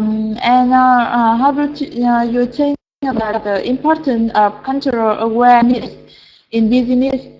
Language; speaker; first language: English; non-native, learner; Vietnamese